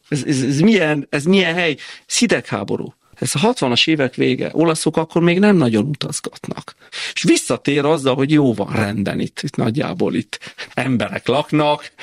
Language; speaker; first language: Hungarian; early bilingual, heritage; Italian